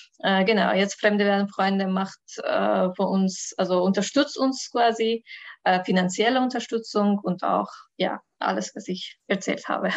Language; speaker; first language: German; non-native, learner; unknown